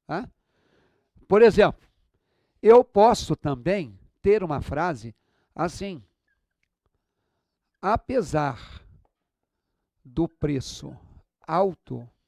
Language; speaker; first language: Portuguese; native; Portuguese